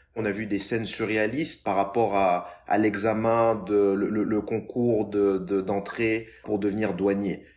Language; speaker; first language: French; non-native, local second language; Lingala